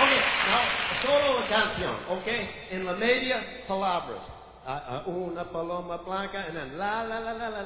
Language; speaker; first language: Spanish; non-native, learner; English